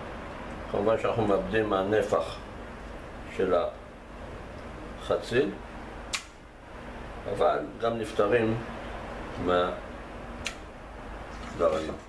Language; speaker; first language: Hebrew; native; Hebrew